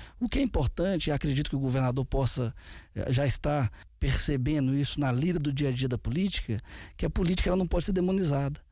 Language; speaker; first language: Portuguese; native; Portuguese